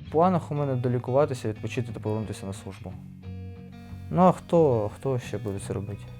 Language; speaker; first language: Ukrainian; native; Ukrainian